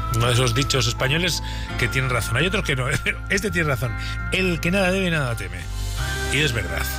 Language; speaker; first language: Spanish; native; Spanish